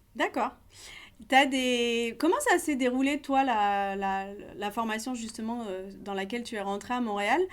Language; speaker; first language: French; native; French